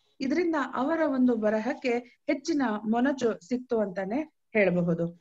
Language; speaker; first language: Kannada; native; Kannada